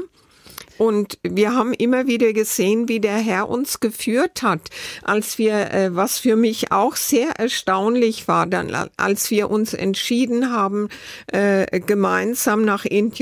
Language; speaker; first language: German; native; German